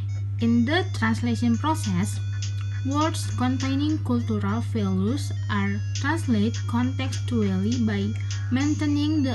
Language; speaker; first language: English; non-native, learner; Indonesian